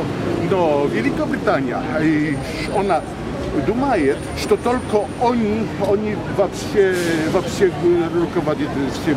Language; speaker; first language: Russian; non-native, learner; Polish